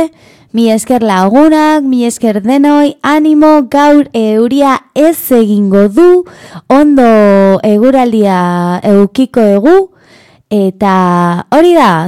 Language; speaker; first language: Basque; non-native, local second language; Spanish